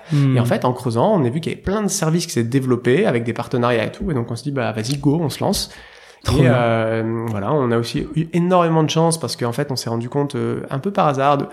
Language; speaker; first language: French; native; French